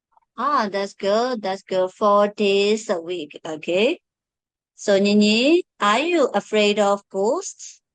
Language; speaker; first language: English; non-native, fluent; Burmese